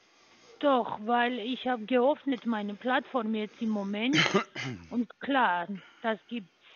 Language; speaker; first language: German; non-native, learner; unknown